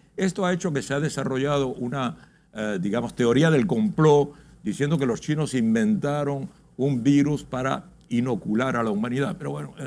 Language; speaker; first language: Spanish; early bilingual, heritage; Spanish